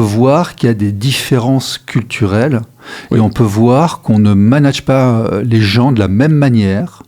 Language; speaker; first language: French; native; French